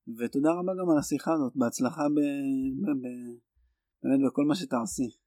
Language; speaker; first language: Hebrew; native; Hebrew